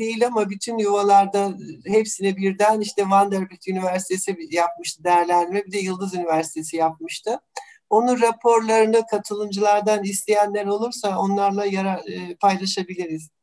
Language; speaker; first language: Turkish; native; Turkish